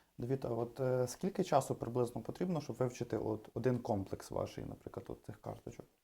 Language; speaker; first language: Ukrainian; native; Ukrainian